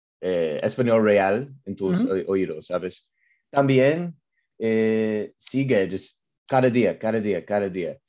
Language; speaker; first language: Spanish; non-native, learner; English